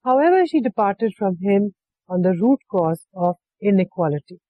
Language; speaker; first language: English; non-native, local second language; Urdu